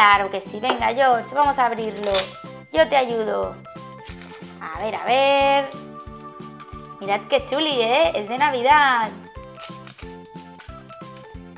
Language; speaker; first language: Spanish; native; Spanish